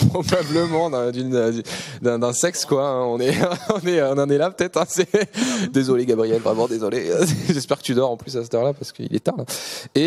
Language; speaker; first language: French; native; French